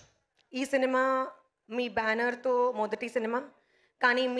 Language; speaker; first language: Telugu; non-native, learner; Hindi